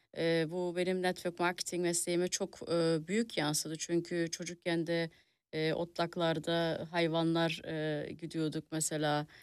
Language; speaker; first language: Turkish; early bilingual, heritage; Turkish